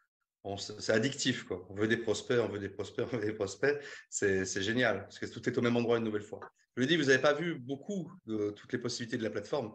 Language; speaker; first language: French; native; French